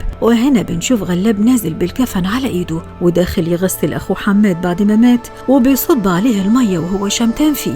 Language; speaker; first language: Arabic; native; Arabic